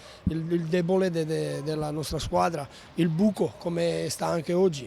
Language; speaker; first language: Italian; non-native, fluent; Romanian